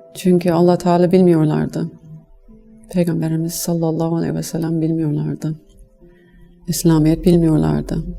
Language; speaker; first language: Turkish; non-native, fluent; English